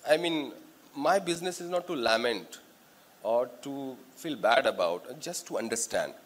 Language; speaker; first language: English; non-native, local second language; Marathi